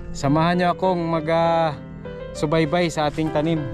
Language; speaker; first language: Filipino; non-native, local second language; Cebuano